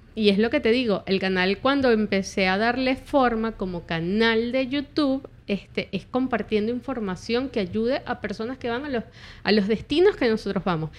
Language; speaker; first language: Spanish; native; Spanish